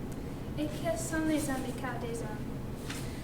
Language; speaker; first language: French; non-native, learner; English